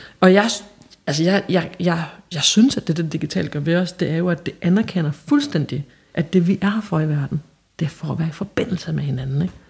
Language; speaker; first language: Danish; native; Danish